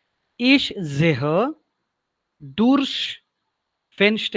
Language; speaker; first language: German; non-native, learner; Marathi